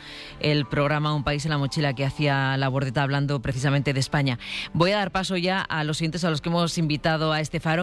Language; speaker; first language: Spanish; native; Spanish